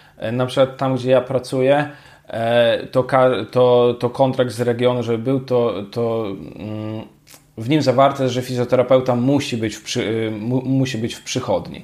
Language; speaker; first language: Polish; native; Polish